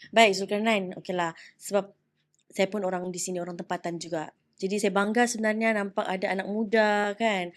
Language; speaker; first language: Malay; native; Malay